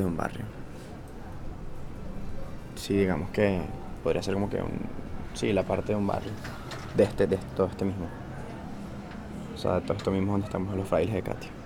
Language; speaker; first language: Spanish; native; Spanish